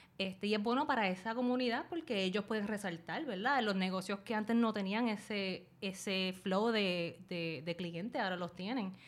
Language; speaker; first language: Spanish; early bilingual, other home language; Chinese